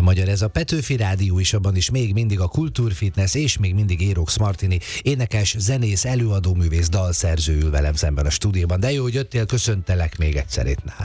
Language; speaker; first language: Hungarian; native; Hungarian